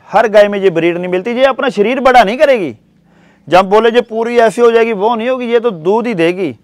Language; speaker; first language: Hindi; native; Hindi